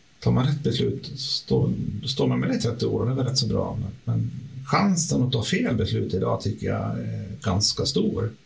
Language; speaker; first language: Swedish; native; Swedish